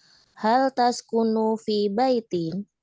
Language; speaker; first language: Arabic; non-native, learner; Indonesian